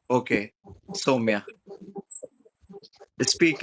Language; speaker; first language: English; non-native, fluent; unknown